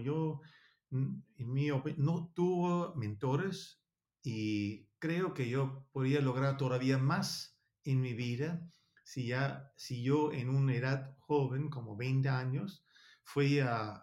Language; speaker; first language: Spanish; non-native, learner; Danish